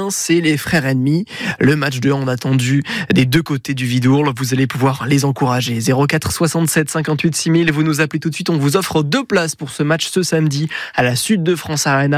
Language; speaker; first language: French; native; French